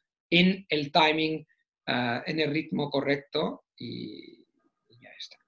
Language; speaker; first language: Spanish; non-native, fluent; Italian